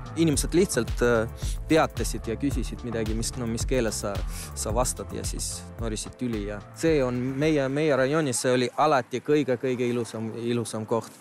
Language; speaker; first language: Estonian; non-native, local second language; Russian